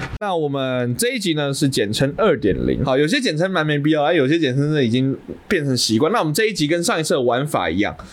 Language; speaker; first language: Chinese; native; Chinese